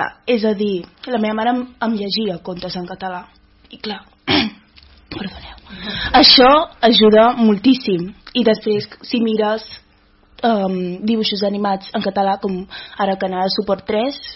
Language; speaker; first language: Catalan; early bilingual, other home language; Wolof